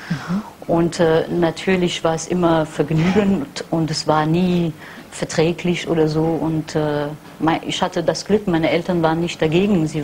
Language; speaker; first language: German; early bilingual, heritage; German